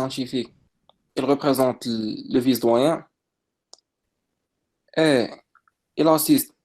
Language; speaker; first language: French; non-native, local second language; Arabic